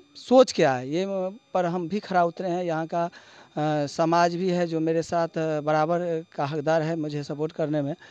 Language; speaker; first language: Hindi; non-native, local second language; Maithili